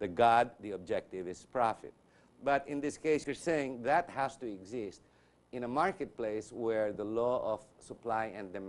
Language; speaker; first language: English; non-native, local second language; Filipino